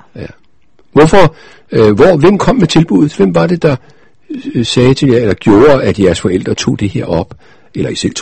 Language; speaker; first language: Danish; native; Danish